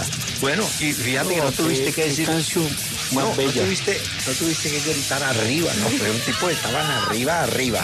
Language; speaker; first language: Spanish; native; Spanish